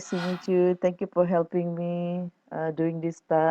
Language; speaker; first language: English; non-native, local second language; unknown